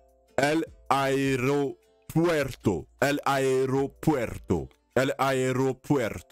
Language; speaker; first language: Spanish; non-native, learner; English